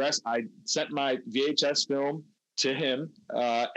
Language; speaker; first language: English; native; English